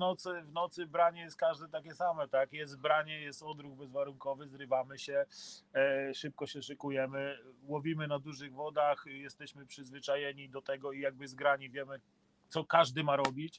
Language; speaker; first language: Polish; native; Polish